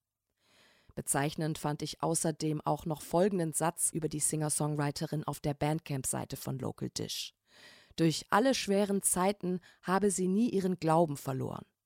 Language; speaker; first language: German; native; German